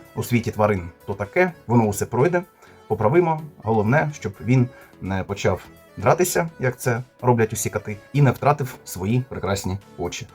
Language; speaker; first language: Ukrainian; non-native, local second language; Russian